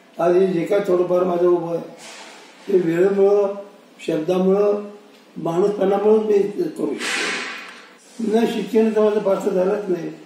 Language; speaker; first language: Marathi; non-native, local second language; Urdu